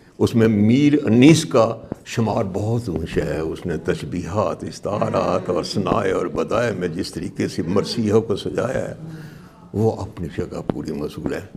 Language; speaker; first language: Urdu; non-native, local second language; Punjabi